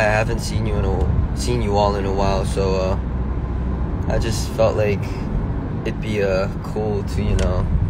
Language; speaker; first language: English; early bilingual, other home language; Korean